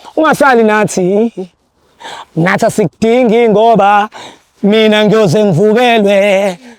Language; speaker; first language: Zulu; native; Zulu